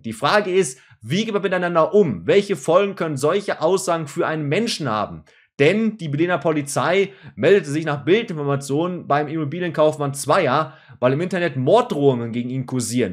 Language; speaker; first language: German; native; German